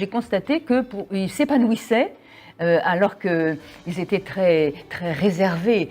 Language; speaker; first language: French; native; French